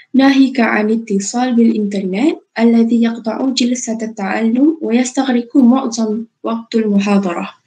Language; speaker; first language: Arabic; non-native, fluent; Malay